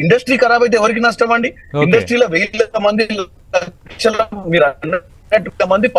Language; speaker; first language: Telugu; native; Telugu